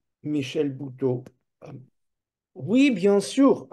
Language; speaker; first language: French; non-native, fluent; Russian